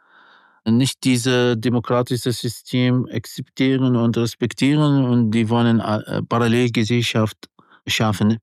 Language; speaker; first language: German; non-native, learner; Arabic